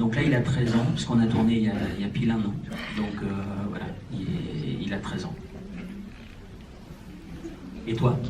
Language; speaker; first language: French; native; French